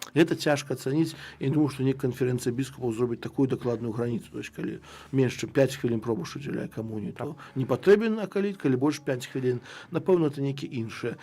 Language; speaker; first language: Belarusian; non-native, local second language; Russian